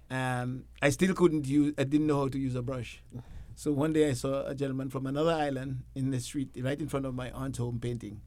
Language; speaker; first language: English; native; English